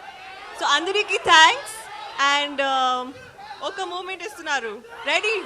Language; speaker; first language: Telugu; non-native, learner; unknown